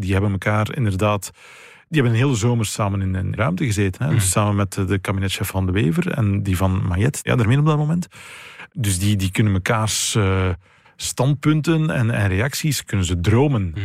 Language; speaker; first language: Dutch; native; Dutch